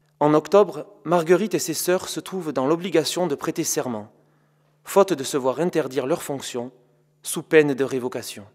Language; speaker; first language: French; native; French